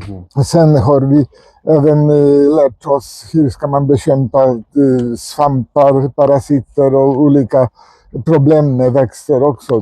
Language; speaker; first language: Swedish; non-native, fluent; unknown